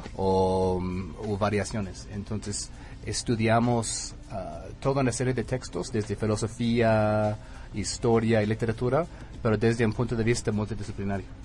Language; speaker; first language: Spanish; non-native, fluent; English